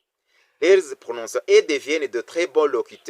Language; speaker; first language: French; non-native, local second language; Kinyarwanda